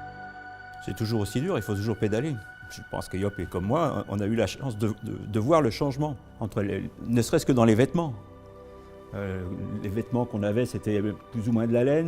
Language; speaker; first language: French; native; French